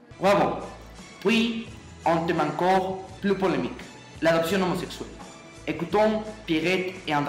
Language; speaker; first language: French; non-native, learner; Spanish